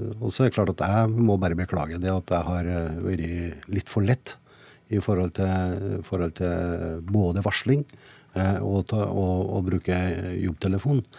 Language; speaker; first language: Norwegian; native; Norwegian